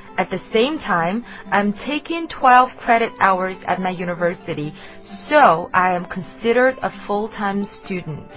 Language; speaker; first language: English; non-native, fluent; Chinese